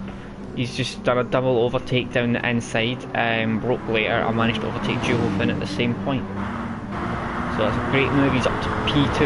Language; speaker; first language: English; native; English